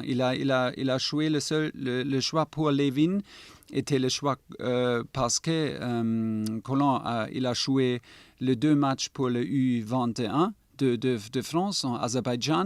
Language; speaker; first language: French; non-native, fluent; German